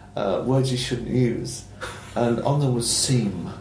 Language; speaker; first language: English; native; English